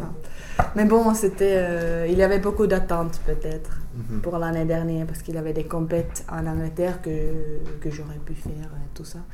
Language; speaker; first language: French; non-native, fluent; Finnish